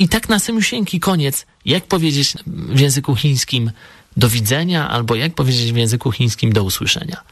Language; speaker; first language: Polish; native; Polish